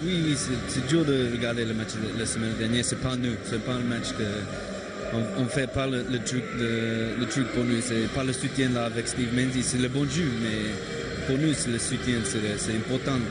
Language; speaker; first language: French; non-native, learner; English